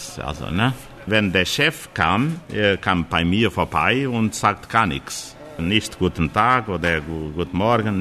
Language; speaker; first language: German; non-native, fluent; Portuguese